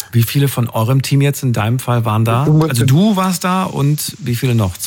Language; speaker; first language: German; native; German